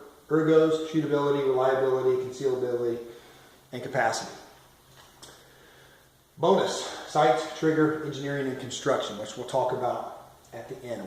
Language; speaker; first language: English; native; English